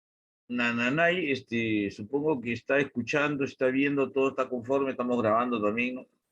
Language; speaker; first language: Spanish; native; Spanish